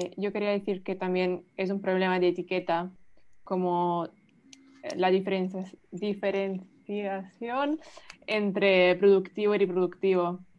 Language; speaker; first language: Spanish; non-native, fluent; English